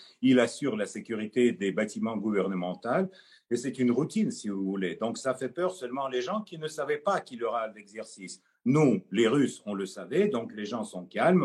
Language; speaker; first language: French; non-native, fluent; Russian